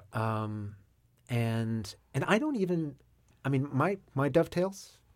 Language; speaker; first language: English; native; English